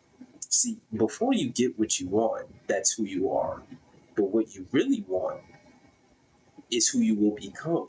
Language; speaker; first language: English; native; English